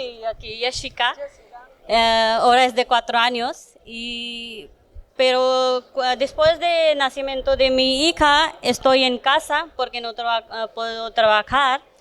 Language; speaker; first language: Spanish; non-native, learner; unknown